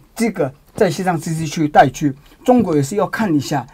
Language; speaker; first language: Chinese; non-native, learner; Tibetan